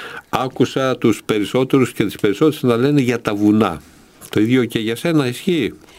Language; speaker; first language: Greek; native; Greek